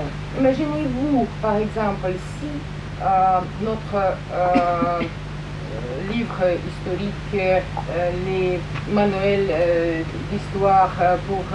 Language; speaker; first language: French; non-native, fluent; Russian